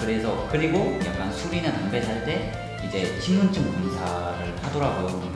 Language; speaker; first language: Korean; non-native, fluent; Uzbek